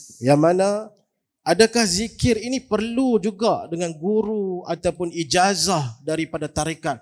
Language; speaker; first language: Malay; native; Malay